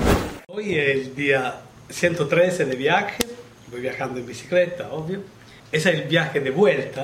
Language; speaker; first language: Spanish; non-native, learner; Italian